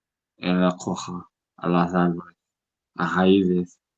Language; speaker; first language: Spanish; non-native, learner; Portuguese